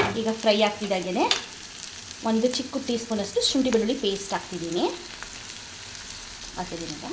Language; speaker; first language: Kannada; native; Kannada